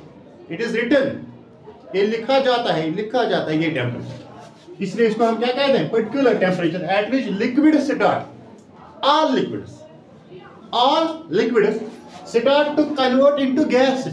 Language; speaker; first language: Hindi; non-native, local second language; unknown